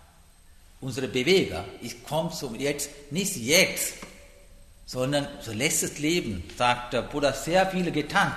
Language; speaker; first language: German; non-native, learner; Sinhala